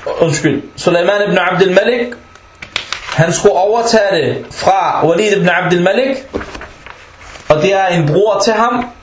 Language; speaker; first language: Danish; early bilingual, other home language; Arabic